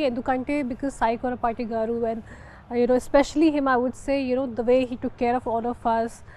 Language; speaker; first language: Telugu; non-native, fluent; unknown